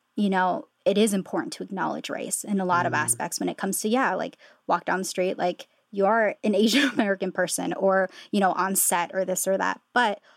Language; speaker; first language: English; native; English